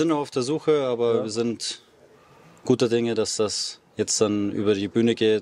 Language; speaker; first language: German; native; German